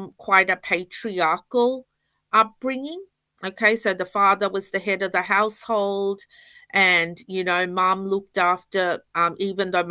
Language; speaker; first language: English; native; English